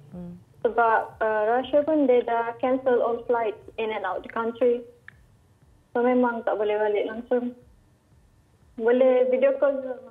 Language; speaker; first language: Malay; native; Malay